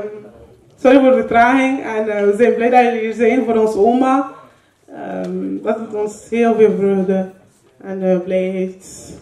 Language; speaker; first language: Dutch; early bilingual, other home language; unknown